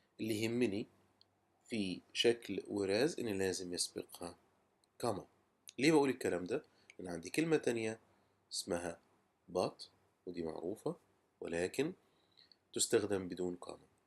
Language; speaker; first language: Arabic; native; Arabic